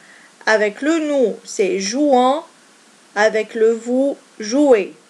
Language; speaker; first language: French; non-native, fluent; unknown